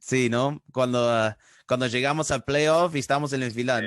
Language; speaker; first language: Spanish; early bilingual, heritage; Spanish